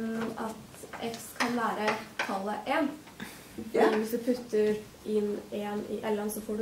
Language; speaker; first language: Norwegian; native; Norwegian